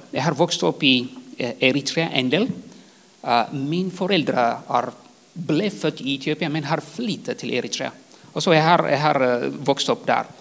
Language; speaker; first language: Swedish; non-native, fluent; Tigrinya